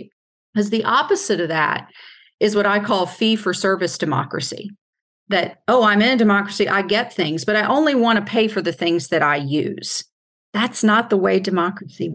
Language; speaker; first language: English; native; English